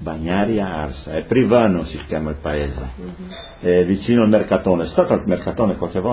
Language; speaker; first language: Italian; non-native, local second language; Friulian